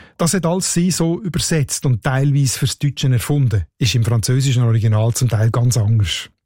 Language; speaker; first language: German; native; German